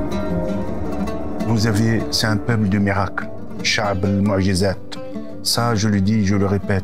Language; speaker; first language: French; non-native, local second language; Arabic